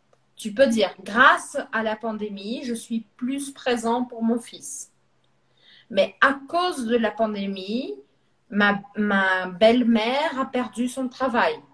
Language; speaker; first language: French; non-native, fluent; Portuguese